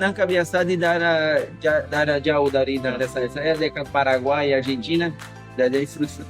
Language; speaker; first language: Indonesian; non-native, fluent; Portuguese